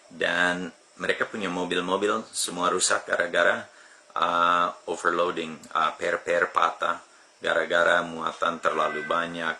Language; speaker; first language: Indonesian; non-native, fluent; English